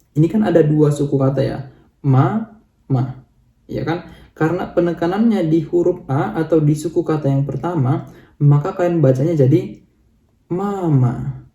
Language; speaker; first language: Indonesian; native; Indonesian